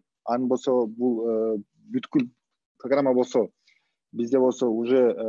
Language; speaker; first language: Kyrgyz; non-native, local second language; Russian